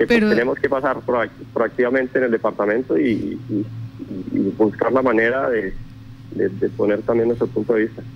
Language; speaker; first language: Spanish; native; Spanish